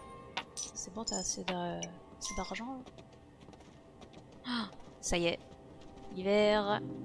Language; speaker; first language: French; native; French